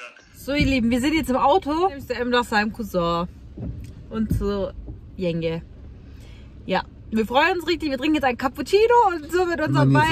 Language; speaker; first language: German; early bilingual, other home language; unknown